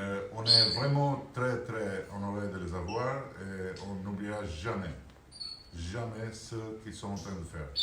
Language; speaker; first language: French; non-native, fluent; Albanian